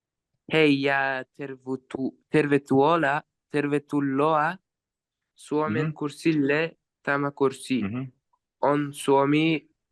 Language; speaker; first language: Finnish; non-native, learner; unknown